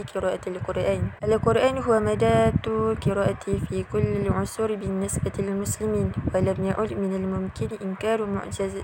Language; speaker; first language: Arabic; non-native, learner; Malay